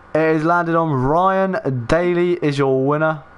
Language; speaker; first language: English; native; English